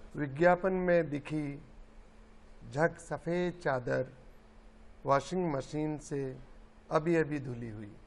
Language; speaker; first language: Hindi; native; Hindi